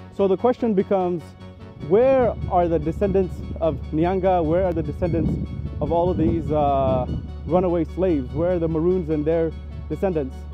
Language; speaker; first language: English; native; English